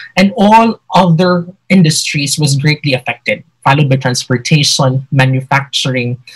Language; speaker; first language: English; non-native, local second language; Hiligaynon